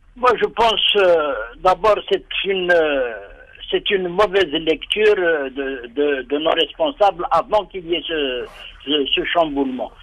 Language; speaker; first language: French; non-native, local second language; Arabic